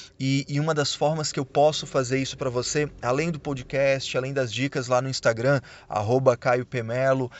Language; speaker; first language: Portuguese; native; Portuguese